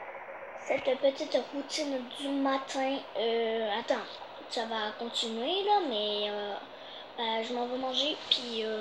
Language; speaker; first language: French; native; French